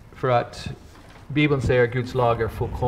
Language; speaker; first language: Swedish; non-native, fluent; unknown